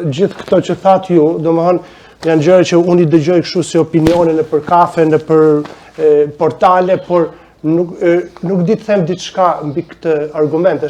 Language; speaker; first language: Albanian; native; Albanian